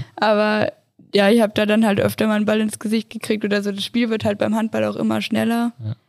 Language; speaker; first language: German; native; German